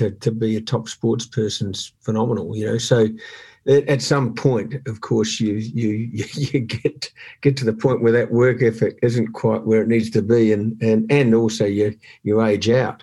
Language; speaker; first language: English; native; English